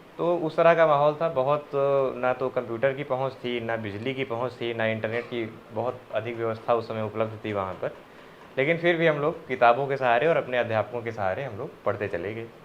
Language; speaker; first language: Hindi; native; Hindi